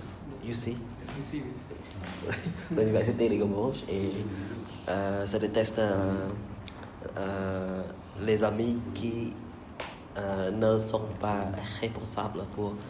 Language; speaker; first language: French; non-native, learner; Vietnamese